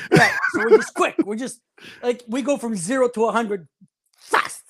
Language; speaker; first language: English; early bilingual, other home language; Italian